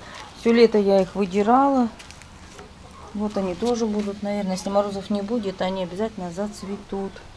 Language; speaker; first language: Russian; native; Russian